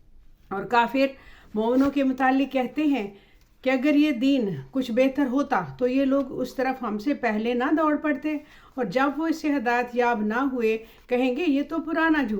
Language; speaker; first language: Urdu; native; Urdu